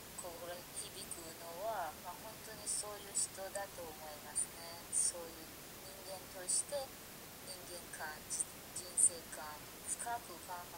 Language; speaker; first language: Japanese; non-native, fluent; Persian